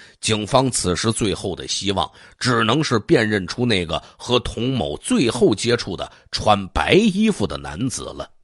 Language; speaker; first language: Chinese; native; Chinese